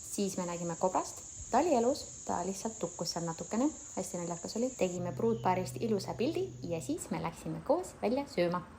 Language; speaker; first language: Estonian; native; Estonian